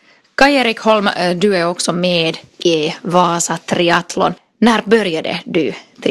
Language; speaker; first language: Swedish; non-native, local second language; Finnish